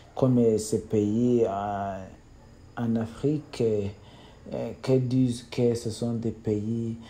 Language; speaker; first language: French; non-native, learner; Kinyarwanda